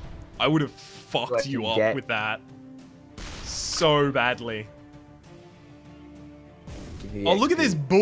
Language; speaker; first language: English; native; English